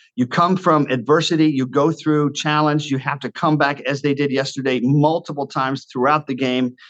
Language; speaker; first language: English; native; English